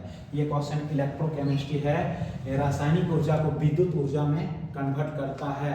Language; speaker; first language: Hindi; native; Hindi